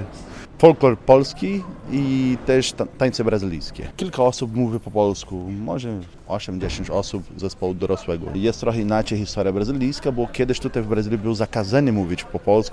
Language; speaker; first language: Polish; non-native, learner; Portuguese